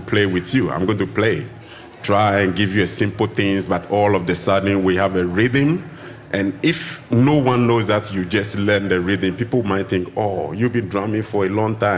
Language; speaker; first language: English; non-native, local second language; Ga